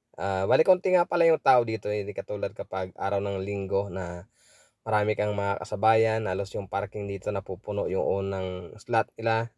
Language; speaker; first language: Filipino; native; Filipino